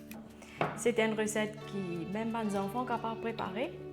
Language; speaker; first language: French; non-native, local second language; Morisyen